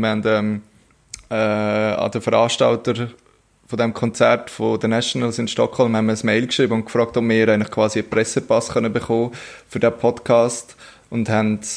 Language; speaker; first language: German; native; German